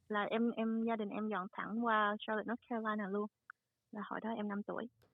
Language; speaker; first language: Vietnamese; early bilingual, heritage; Vietnamese